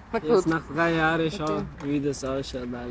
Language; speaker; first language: German; non-native, learner; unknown